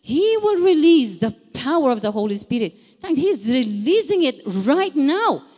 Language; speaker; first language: English; non-native, local second language; Filipino